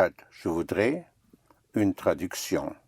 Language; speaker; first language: French; non-native, fluent; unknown